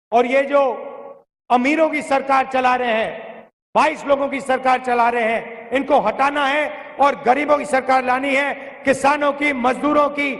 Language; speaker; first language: Hindi; native; Hindi